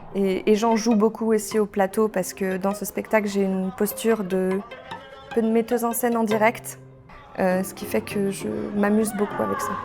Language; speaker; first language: French; early bilingual, other home language; Polish